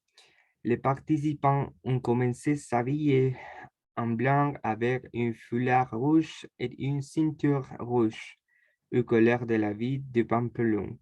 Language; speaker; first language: French; non-native, learner; Spanish